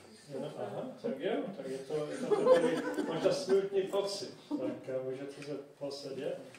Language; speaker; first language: Czech; non-native, fluent; English